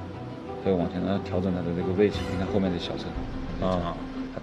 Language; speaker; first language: Chinese; native; Chinese